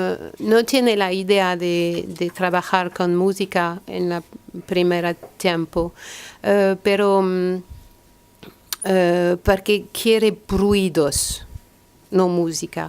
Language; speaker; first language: Spanish; non-native, learner; French